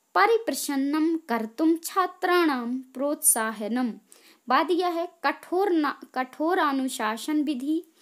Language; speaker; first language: Hindi; native; Hindi